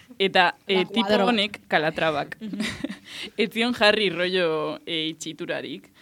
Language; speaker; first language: Basque; non-native, local second language; Spanish